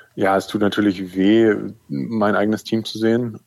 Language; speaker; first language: German; native; German